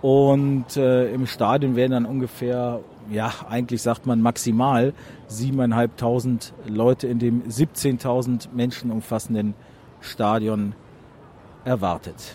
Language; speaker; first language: German; native; German